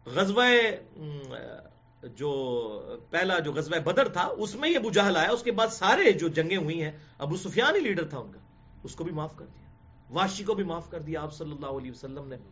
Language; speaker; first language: Urdu; non-native, local second language; Punjabi